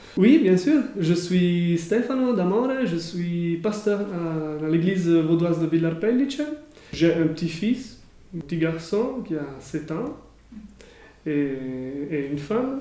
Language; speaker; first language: French; non-native, local second language; Italian